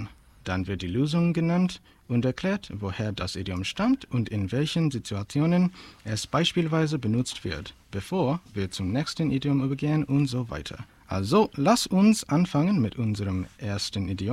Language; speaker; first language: German; non-native, learner; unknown